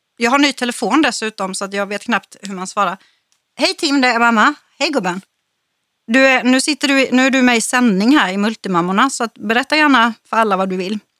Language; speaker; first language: Swedish; native; Swedish